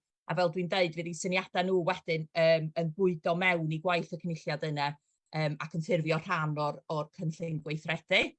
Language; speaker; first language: Welsh; native; Welsh